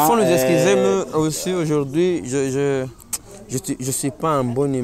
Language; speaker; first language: French; non-native, learner; Rundi